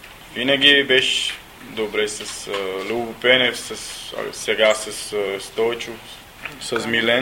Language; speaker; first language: Bulgarian; non-native, learner; Portuguese